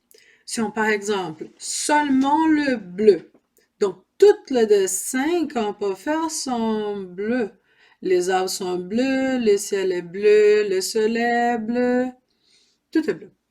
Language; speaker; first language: French; non-native, learner; Portuguese